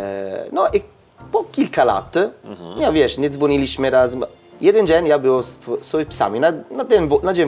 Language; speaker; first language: Polish; non-native, learner; Italian